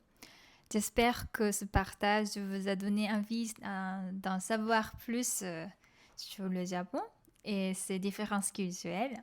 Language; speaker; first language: French; non-native, fluent; Japanese